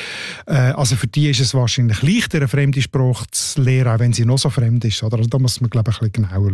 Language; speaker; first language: German; native; German